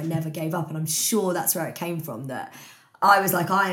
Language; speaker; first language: English; native; English